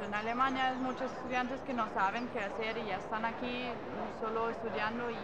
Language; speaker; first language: Spanish; non-native, fluent; German